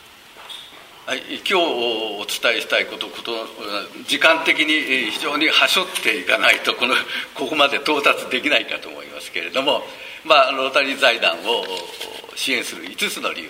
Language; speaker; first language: Japanese; native; Japanese